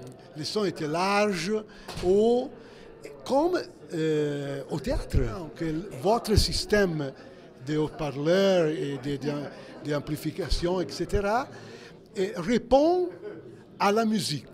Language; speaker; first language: French; non-native, fluent; Italian